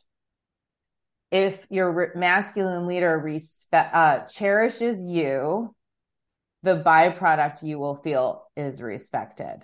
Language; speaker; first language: English; native; English